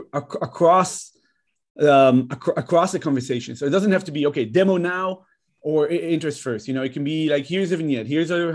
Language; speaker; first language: English; non-native, fluent; Hebrew